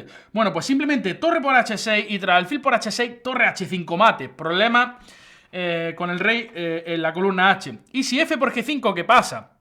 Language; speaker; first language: Spanish; native; Spanish